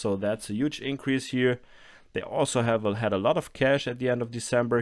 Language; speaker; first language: English; non-native, fluent; German